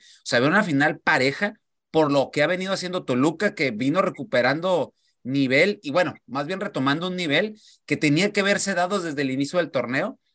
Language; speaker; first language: Spanish; native; Spanish